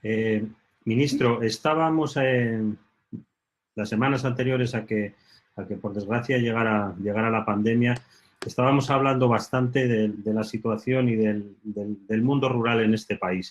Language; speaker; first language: Spanish; native; Spanish